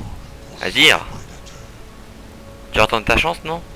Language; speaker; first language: French; native; French